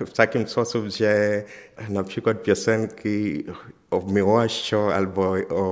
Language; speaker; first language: Polish; non-native, learner; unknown